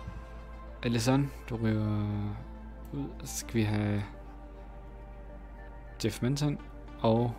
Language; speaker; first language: Danish; native; Danish